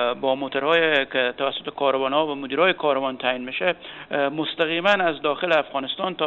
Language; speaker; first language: Persian; native; Persian